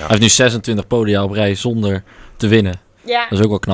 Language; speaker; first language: Dutch; native; Dutch